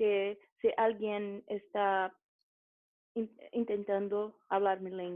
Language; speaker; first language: Spanish; non-native, fluent; Portuguese